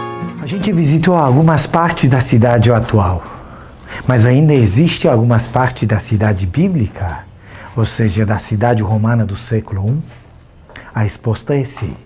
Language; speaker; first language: Portuguese; non-native, fluent; Turkish